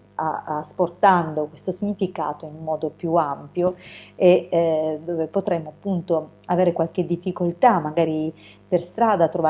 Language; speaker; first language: Italian; native; Italian